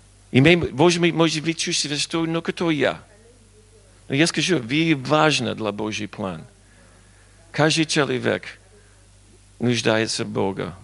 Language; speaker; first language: Russian; non-native, learner; English